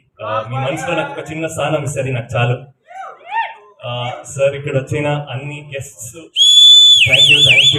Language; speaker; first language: Telugu; non-native, learner; Kannada